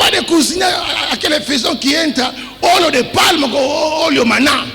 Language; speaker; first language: Portuguese; non-native, learner; Lingala